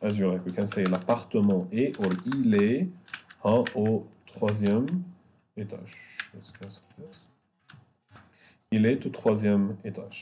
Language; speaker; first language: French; non-native, fluent; Arabic